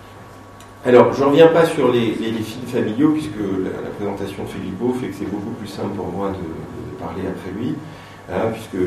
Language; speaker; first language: French; native; French